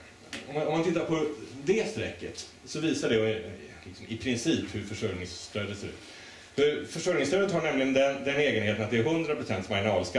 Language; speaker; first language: Swedish; native; Swedish